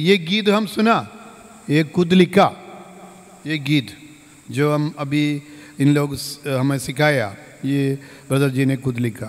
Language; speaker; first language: Hindi; non-native, local second language; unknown